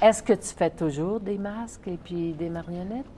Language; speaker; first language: French; native; French